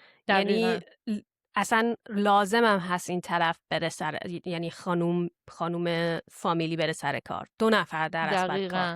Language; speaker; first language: Persian; early bilingual, heritage; Persian